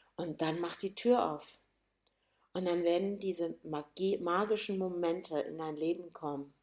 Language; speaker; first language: German; native; German